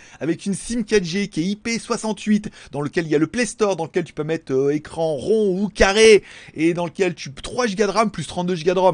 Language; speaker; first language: French; native; French